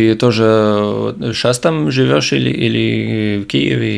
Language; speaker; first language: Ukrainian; non-native, learner; Russian